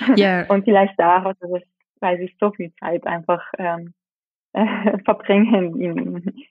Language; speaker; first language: German; early bilingual, other home language; Japanese